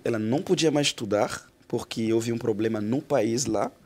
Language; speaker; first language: Portuguese; non-native, fluent; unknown